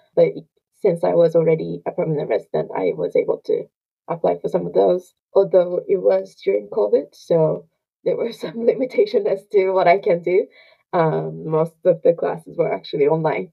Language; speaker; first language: English; non-native, fluent; Japanese